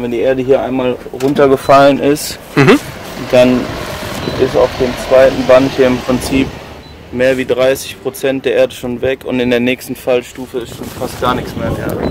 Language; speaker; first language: German; native; German